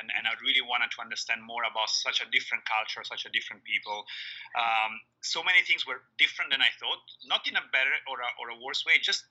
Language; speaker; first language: English; non-native, fluent; Italian